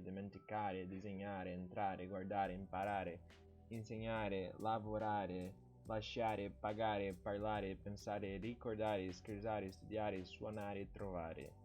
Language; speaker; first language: Italian; non-native, learner; Portuguese